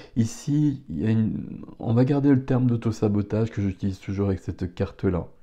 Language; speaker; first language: French; native; French